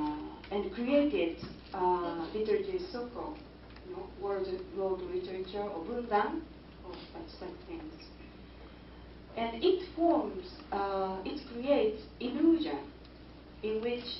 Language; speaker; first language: English; non-native, fluent; Japanese